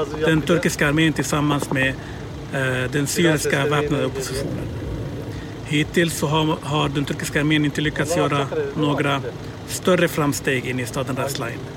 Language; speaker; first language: Swedish; non-native, fluent; Arabic